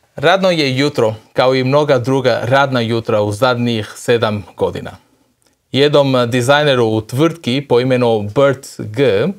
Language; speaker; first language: Croatian; non-native, fluent; Portuguese